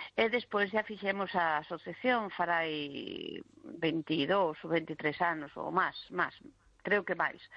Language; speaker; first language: Galician; non-native, local second language; Spanish